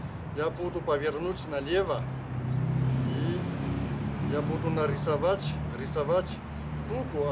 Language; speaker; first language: Russian; non-native, learner; Chinese